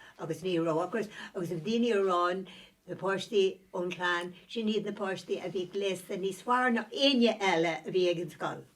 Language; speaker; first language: Irish; non-native, local second language; English